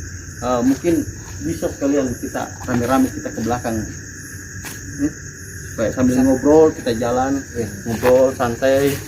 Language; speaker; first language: Indonesian; native; Indonesian